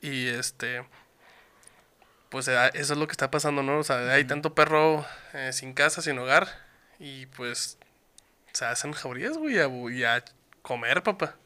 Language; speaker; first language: Spanish; native; Spanish